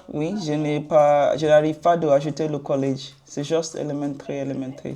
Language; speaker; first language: French; non-native, learner; Igbo